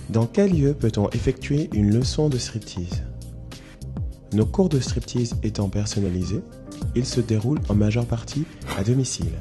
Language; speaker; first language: French; native; French